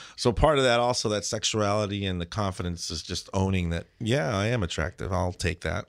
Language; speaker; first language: English; early bilingual, other home language; Spanish